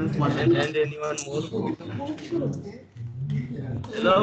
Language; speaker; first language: English; non-native, learner; Hindi